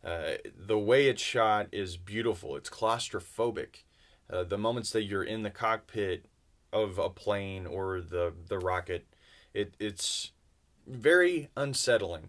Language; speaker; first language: English; native; English